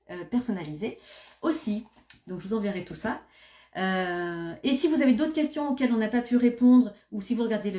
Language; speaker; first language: French; native; French